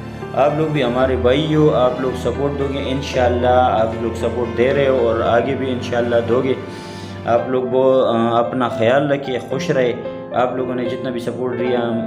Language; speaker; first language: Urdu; non-native, local second language; Pashto